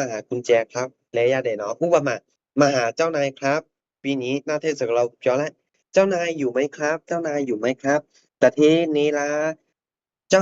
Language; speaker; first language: Thai; non-native, fluent; Burmese